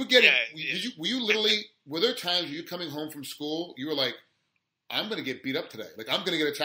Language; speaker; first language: English; native; English